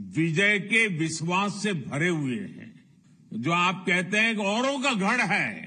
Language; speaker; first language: Hindi; non-native, local second language; Gujarati